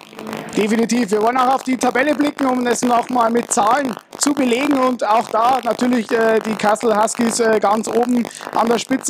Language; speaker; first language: German; native; German